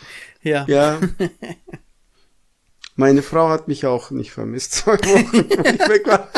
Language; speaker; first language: German; non-native, fluent; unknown